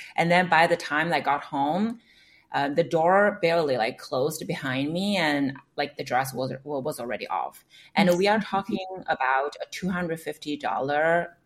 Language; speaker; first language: English; non-native, fluent; Chinese